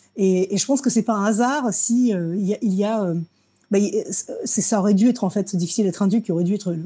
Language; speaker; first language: French; early bilingual, other home language; Russian